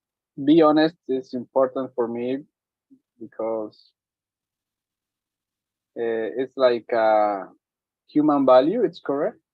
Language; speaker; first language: English; non-native, learner; Spanish